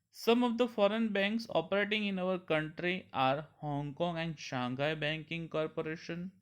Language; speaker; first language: English; non-native, local second language; Gujarati